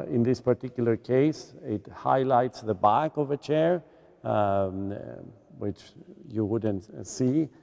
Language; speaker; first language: English; non-native, fluent; Greek